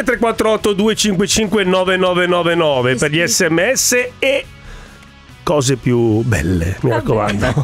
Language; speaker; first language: Italian; native; Italian